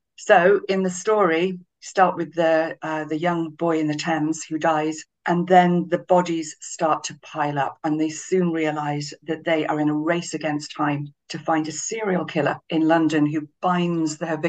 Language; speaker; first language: English; native; English